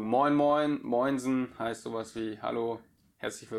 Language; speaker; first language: German; native; German